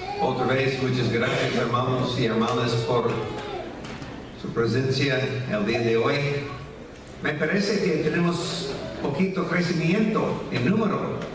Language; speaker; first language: Spanish; non-native, fluent; English